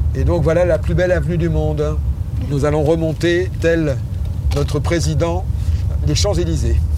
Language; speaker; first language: French; native; French